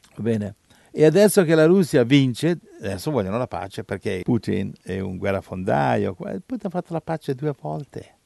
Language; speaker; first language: Italian; native; Italian